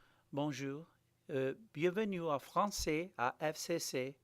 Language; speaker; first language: French; non-native, fluent; English